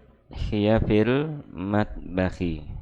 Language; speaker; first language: Arabic; non-native, fluent; Indonesian